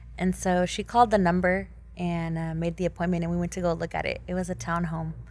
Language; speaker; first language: English; early bilingual, other home language; Spanish